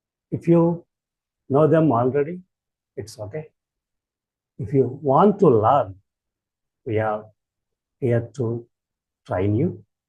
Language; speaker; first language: English; non-native, local second language; Telugu